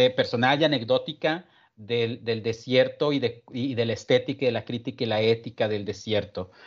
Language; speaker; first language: Spanish; native; Spanish